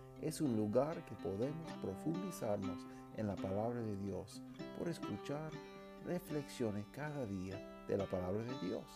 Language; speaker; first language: Spanish; non-native, fluent; English